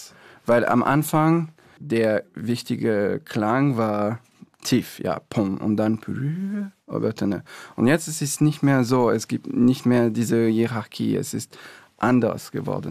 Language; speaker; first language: German; non-native, fluent; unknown